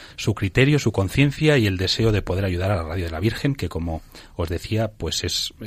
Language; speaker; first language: Spanish; native; Spanish